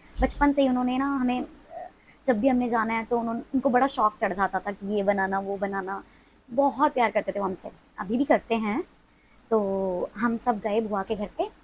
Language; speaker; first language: Hindi; non-native, local second language; Punjabi